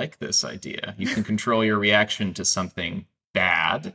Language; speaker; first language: English; non-native, fluent; Persian